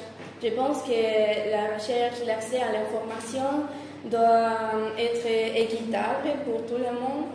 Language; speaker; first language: French; non-native, fluent; Spanish